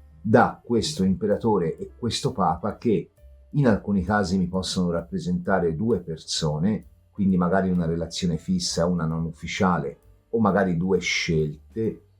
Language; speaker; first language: Italian; native; Italian